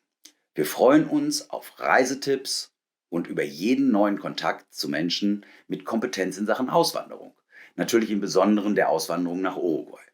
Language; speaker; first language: German; native; German